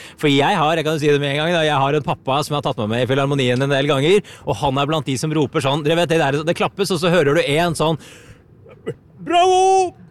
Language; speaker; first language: Norwegian; native; Norwegian